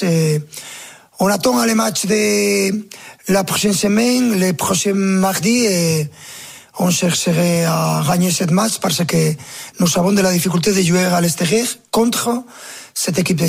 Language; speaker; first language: French; non-native, fluent; Spanish